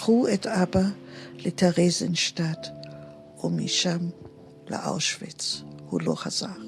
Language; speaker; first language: Hebrew; non-native, fluent; German